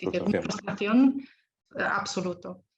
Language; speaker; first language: Spanish; non-native, fluent; Arabic